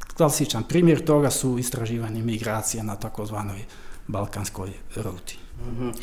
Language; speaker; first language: Croatian; non-native, fluent; Dutch